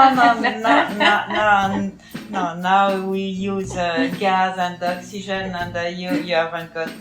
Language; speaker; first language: English; non-native, learner; French